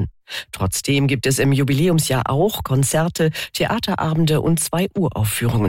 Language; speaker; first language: German; native; German